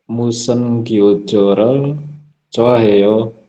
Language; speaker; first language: Korean; non-native, learner; Indonesian